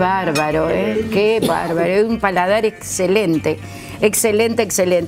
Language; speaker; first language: Spanish; native; Spanish